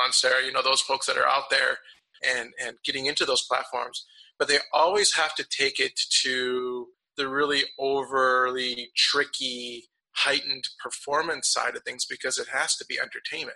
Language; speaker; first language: English; native; English